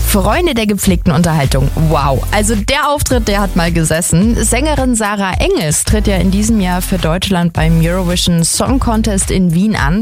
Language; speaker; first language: German; native; German